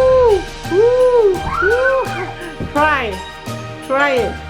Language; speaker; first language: English; non-native, learner; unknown